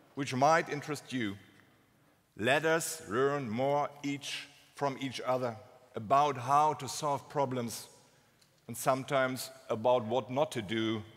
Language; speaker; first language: English; non-native, fluent; German